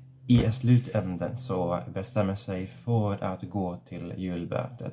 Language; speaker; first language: Swedish; non-native, fluent; Catalan